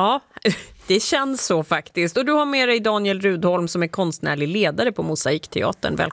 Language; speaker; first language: Swedish; native; Swedish